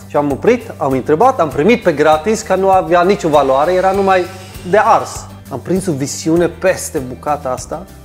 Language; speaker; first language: Romanian; non-native, fluent; Swedish